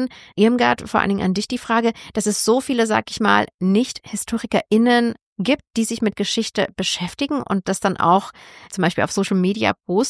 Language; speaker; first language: German; native; German